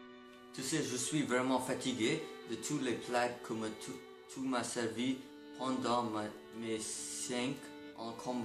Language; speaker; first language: French; non-native, learner; English